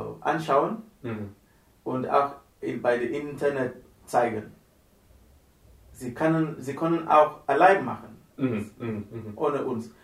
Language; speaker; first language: German; non-native, learner; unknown